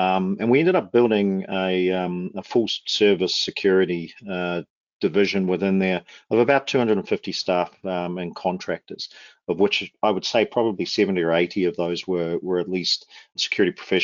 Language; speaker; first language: English; native; English